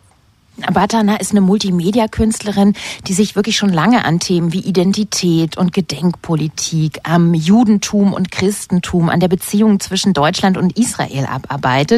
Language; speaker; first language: German; native; German